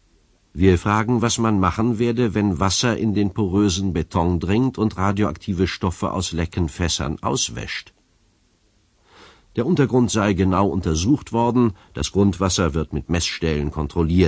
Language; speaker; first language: German; native; German